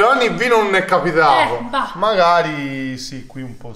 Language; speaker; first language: Italian; native; Italian